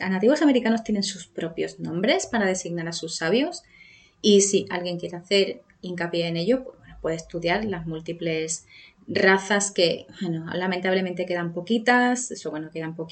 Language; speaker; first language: Spanish; native; Spanish